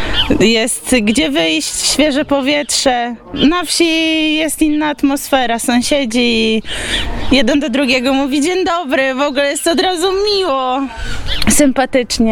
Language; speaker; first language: Polish; non-native, local second language; Ukrainian